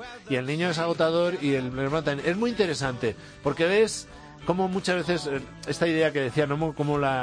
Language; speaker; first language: Spanish; native; Spanish